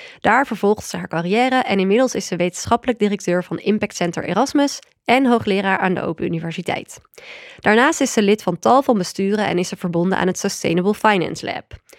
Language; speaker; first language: Dutch; native; Dutch